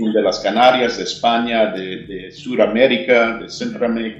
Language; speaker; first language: Spanish; early bilingual, heritage; English